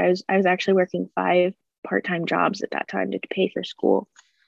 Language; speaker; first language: English; native; English